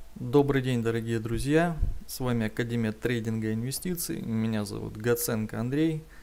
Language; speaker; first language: Russian; native; Russian